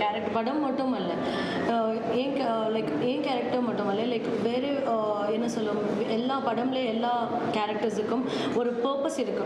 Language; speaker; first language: Tamil; non-native, learner; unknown